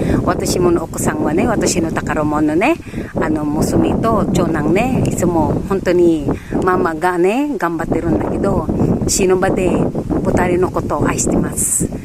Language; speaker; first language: Japanese; non-native, fluent; Filipino